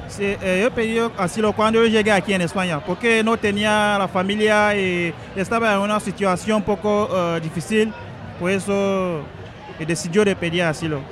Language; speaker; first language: Spanish; non-native, learner; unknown